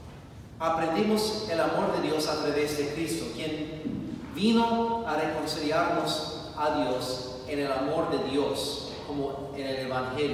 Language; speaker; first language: Spanish; non-native, fluent; English